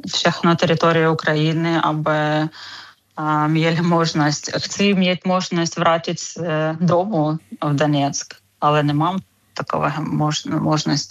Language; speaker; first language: Czech; non-native, fluent; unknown